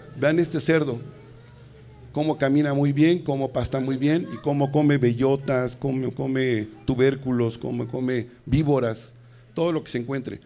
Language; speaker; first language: Spanish; native; Spanish